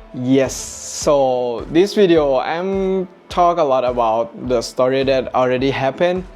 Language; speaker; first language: English; non-native, fluent; Thai